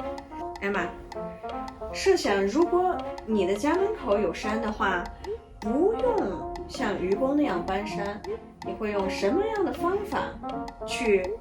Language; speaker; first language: Chinese; native; Chinese